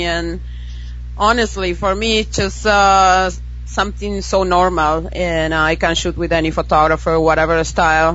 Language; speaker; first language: English; non-native, fluent; Spanish